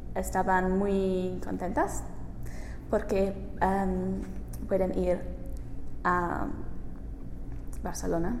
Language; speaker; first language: Spanish; non-native, learner; English